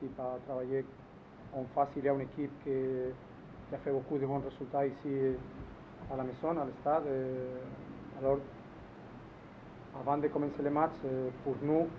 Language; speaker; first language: French; non-native, learner; Spanish